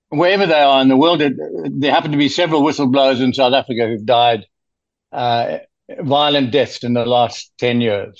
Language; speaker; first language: English; native; English